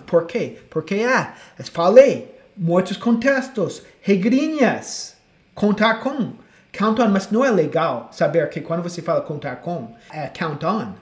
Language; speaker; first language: Portuguese; non-native, fluent; English